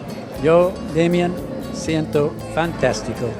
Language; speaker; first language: Spanish; non-native, learner; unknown